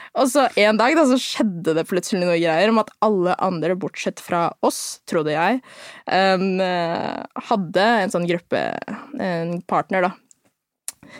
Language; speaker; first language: Norwegian; early bilingual, other home language; Filipino